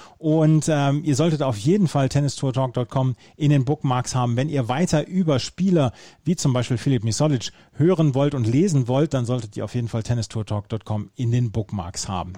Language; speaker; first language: German; native; German